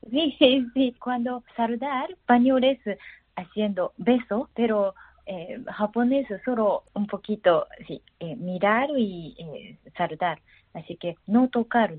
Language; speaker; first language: Spanish; non-native, learner; Japanese